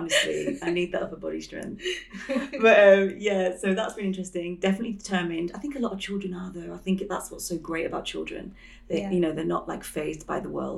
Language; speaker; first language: English; native; English